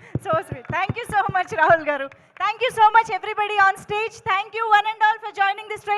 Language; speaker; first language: Telugu; native; Telugu